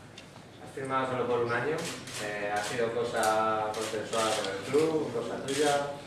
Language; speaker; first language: Spanish; native; Spanish